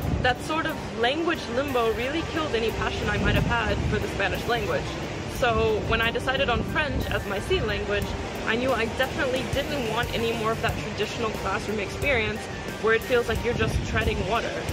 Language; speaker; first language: English; native; English